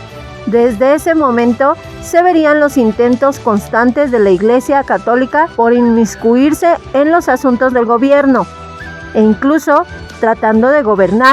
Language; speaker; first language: Spanish; native; Spanish